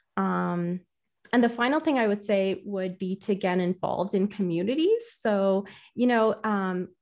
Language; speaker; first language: English; native; English